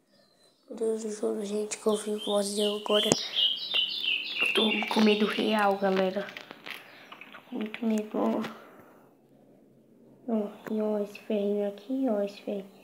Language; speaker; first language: Portuguese; native; Portuguese